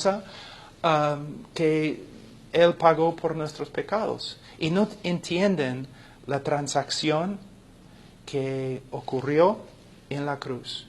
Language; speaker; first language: Spanish; non-native, fluent; English